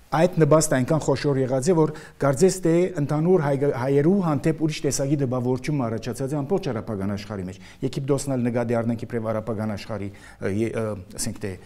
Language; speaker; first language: Armenian; early bilingual, heritage; Armenian